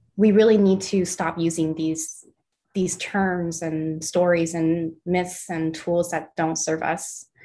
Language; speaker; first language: English; early bilingual, other home language; Chinese